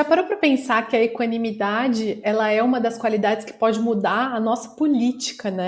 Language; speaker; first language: Portuguese; native; Portuguese